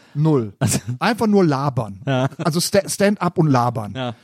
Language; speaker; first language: German; native; German